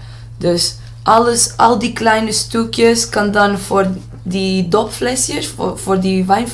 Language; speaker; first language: Dutch; non-native, learner; Portuguese